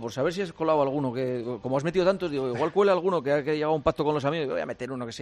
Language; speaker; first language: Spanish; native; Spanish